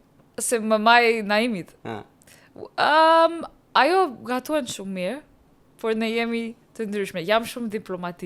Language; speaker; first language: Albanian; non-native, learner; English